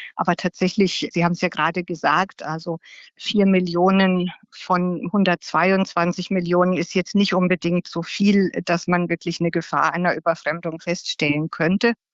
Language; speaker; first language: German; native; German